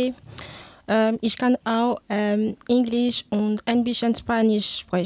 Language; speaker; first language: German; non-native, learner; Ewe